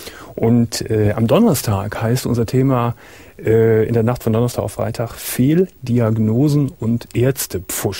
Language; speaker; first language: German; native; German